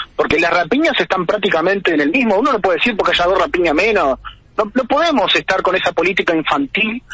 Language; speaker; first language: Spanish; native; Spanish